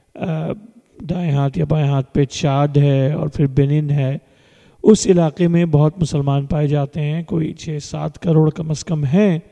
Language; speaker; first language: Urdu; early bilingual, heritage; Urdu